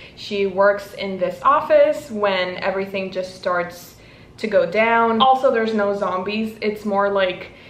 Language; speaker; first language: English; non-native, fluent; Spanish